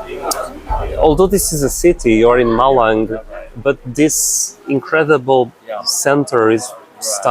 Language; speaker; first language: English; non-native, fluent; Portuguese